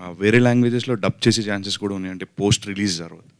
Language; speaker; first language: Telugu; native; Telugu